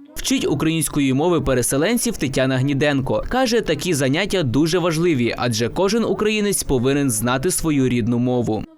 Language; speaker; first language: Ukrainian; native; Ukrainian